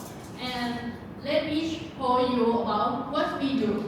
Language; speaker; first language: English; non-native, learner; Thai